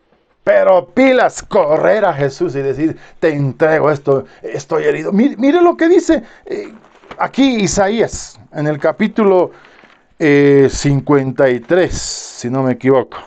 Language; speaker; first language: Spanish; native; Spanish